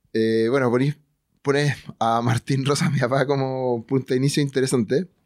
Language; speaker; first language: Spanish; native; Spanish